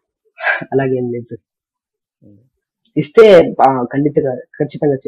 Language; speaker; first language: Telugu; non-native, learner; Kannada